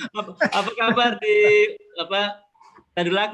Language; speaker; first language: Indonesian; native; Indonesian